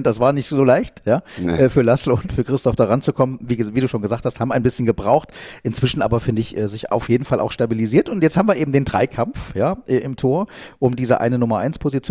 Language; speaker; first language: German; native; German